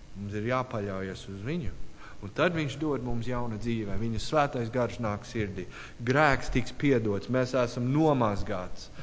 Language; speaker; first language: Latvian; non-native, learner; English